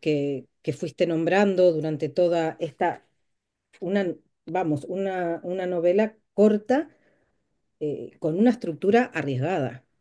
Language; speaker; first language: Spanish; native; Spanish